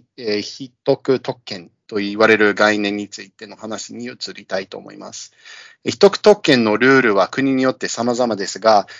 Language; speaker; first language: Japanese; non-native, fluent; English